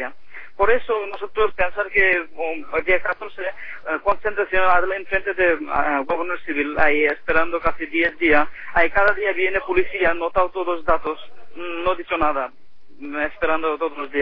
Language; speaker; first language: Spanish; non-native, learner; Bangla